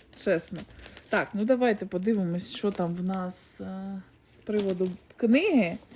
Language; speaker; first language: Ukrainian; non-native, local second language; Russian